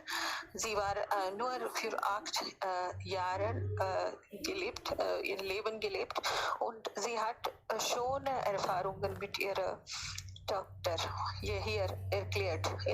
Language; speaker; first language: German; non-native, learner; Hindi